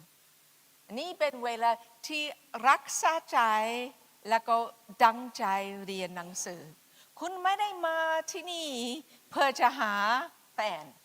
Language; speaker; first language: Thai; non-native, fluent; English